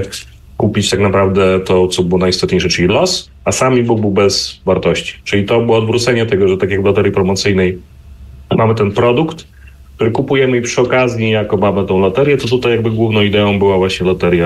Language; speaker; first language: Polish; native; Polish